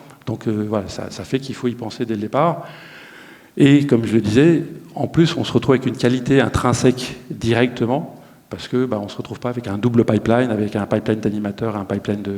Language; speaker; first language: French; native; French